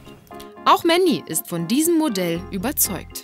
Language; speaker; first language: German; native; German